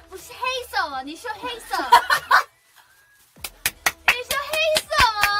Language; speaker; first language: Chinese; non-native, learner; Korean